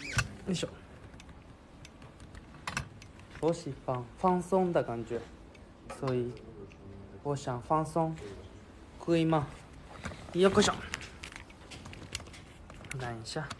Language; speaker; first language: Chinese; non-native, learner; Japanese